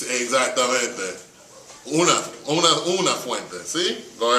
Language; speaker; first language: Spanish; non-native, fluent; English